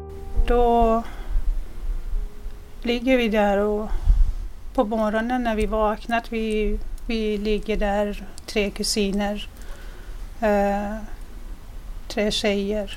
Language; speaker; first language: Swedish; non-native, fluent; Persian